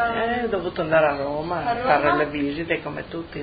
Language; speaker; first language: Italian; native; Italian